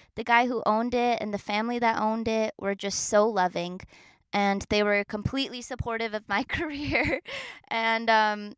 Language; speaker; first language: English; native; English